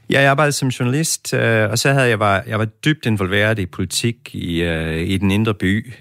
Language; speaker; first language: Danish; non-native, fluent; English